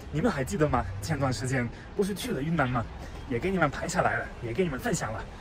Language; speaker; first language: Chinese; non-native, fluent; German